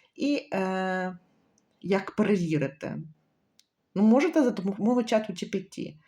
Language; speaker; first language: Ukrainian; native; Ukrainian